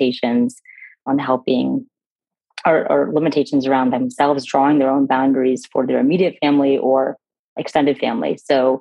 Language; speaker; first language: English; native; English